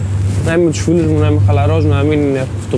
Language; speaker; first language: Greek; native; Greek